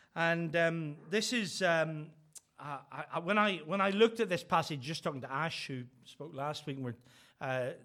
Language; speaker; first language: English; native; English